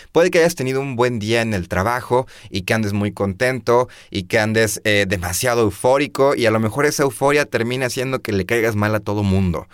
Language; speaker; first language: Spanish; native; Spanish